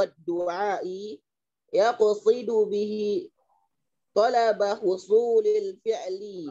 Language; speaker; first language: Arabic; non-native, learner; Indonesian